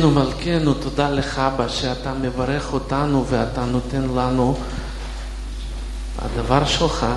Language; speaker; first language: Hebrew; non-native, fluent; Russian